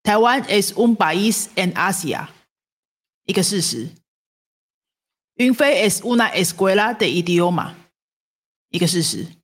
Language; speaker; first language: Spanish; non-native, fluent; Chinese